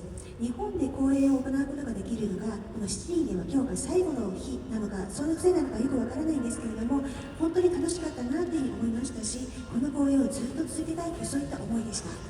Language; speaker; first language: Japanese; native; Japanese